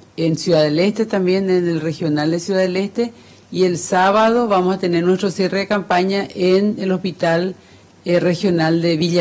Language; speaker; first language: Spanish; native; Spanish